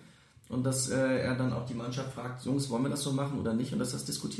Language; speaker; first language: German; native; German